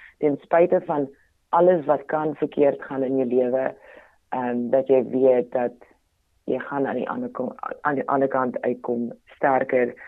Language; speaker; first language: Afrikaans; non-native, local second language; Tswana